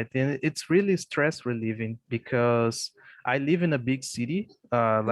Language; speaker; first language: English; non-native, fluent; Portuguese